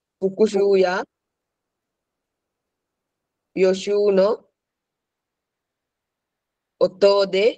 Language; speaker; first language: Japanese; non-native, learner; Sinhala